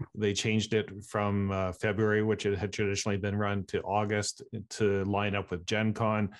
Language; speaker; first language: English; native; English